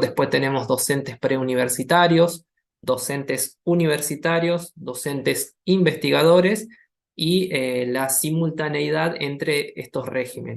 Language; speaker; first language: Spanish; native; Spanish